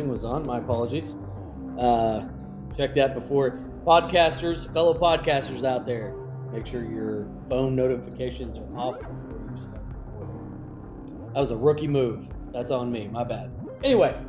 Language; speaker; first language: English; native; English